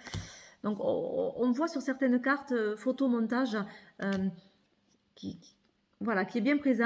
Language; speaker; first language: French; native; French